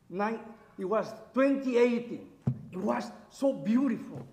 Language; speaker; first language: English; non-native, learner; Spanish